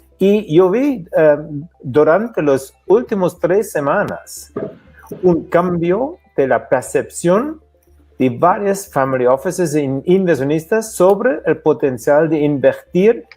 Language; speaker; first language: Spanish; non-native, fluent; German